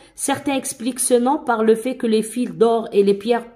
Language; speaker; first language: French; non-native, local second language; Arabic